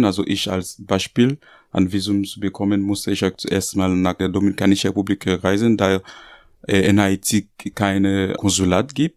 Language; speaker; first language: German; non-native, learner; Haitian Creole